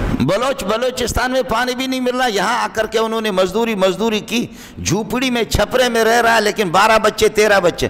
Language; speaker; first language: Urdu; non-native, local second language; Brahui